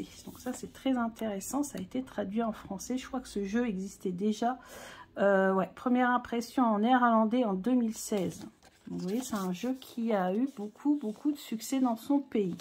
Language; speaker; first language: French; native; French